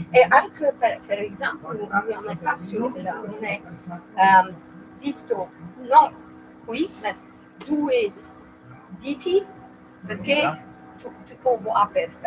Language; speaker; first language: Italian; non-native, learner; French